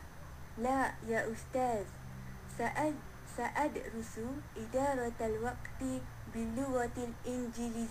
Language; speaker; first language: Arabic; non-native, learner; Malay